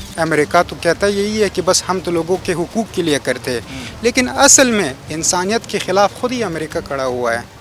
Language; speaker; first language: Hindi; non-native, fluent; Pashto